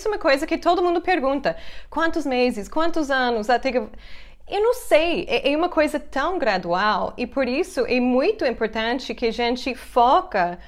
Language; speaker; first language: Portuguese; non-native, fluent; English